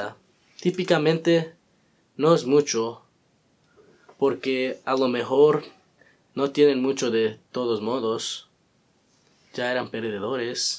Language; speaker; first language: Spanish; non-native, learner; English